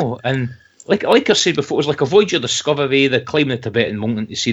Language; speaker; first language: English; native; English